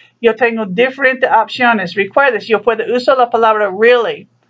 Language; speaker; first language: Spanish; non-native, learner; English